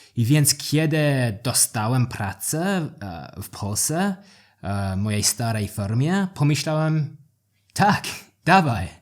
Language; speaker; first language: Polish; non-native, learner; English